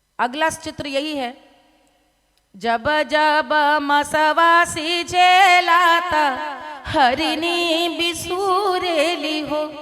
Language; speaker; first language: Hindi; native; Hindi